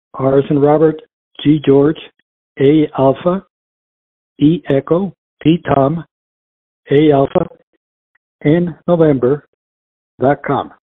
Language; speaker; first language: English; early bilingual, other home language; Spanish